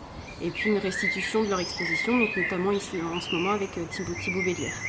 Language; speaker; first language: French; native; French